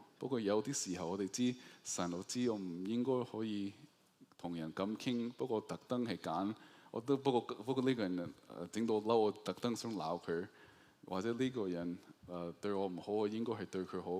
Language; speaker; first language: Cantonese; early bilingual, heritage; Cantonese